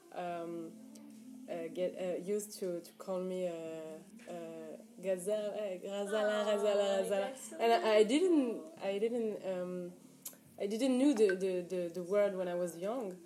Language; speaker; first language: English; non-native, fluent; Arabic